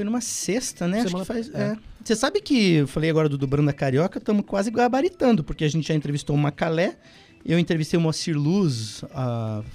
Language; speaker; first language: Portuguese; native; Portuguese